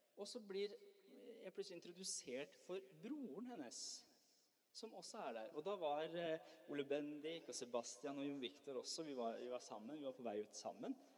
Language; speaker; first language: Norwegian; early bilingual, other home language; Persian